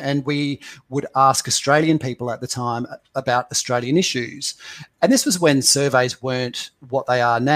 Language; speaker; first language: English; native; English